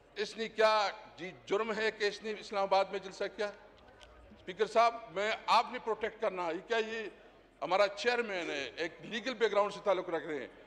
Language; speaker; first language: Urdu; non-native, local second language; Pashto